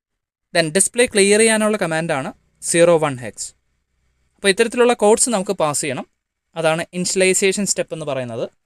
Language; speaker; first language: Malayalam; native; Malayalam